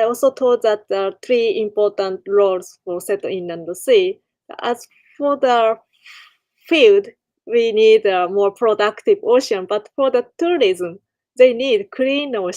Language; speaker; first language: English; non-native, learner; Japanese